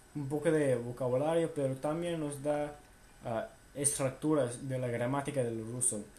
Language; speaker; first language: Spanish; non-native, fluent; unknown